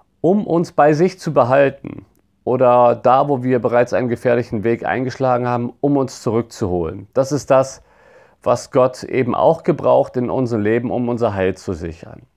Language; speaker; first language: German; native; German